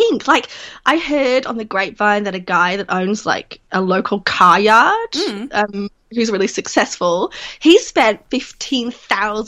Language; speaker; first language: English; native; English